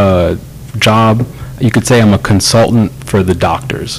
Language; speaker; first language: English; native; English